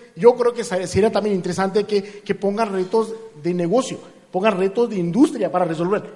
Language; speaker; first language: Spanish; non-native, fluent; Hindi